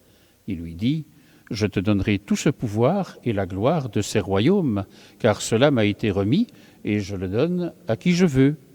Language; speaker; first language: French; native; French